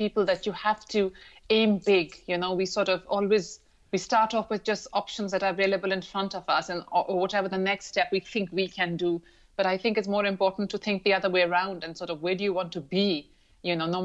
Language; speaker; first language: English; non-native, local second language; Urdu